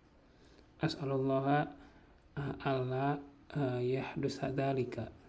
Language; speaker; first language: Arabic; non-native, learner; Indonesian